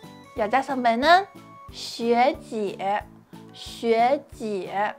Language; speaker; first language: Korean; non-native, fluent; Chinese